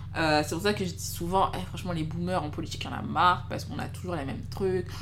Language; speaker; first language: French; native; French